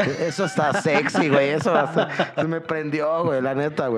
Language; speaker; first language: Spanish; native; Spanish